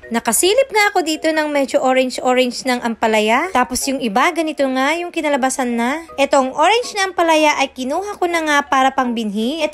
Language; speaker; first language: Filipino; non-native, local second language; Iloko